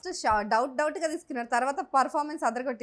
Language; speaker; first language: Telugu; native; Telugu